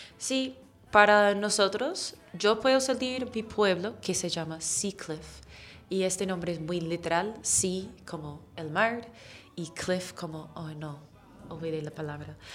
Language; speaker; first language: Spanish; non-native, fluent; English